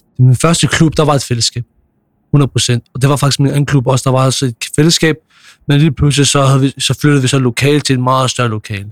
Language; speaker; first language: Danish; early bilingual, other home language; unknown